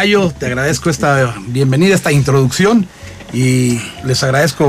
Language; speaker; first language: Spanish; native; Spanish